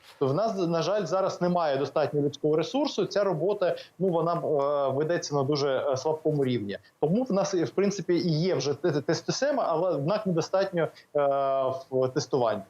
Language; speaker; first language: Ukrainian; native; Ukrainian